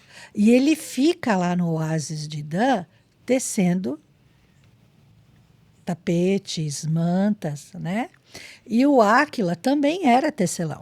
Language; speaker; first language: Portuguese; native; Portuguese